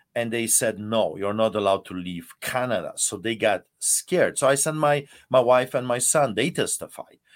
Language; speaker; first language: English; non-native, fluent; Polish